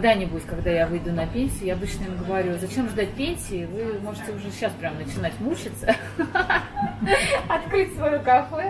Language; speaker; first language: Russian; native; Russian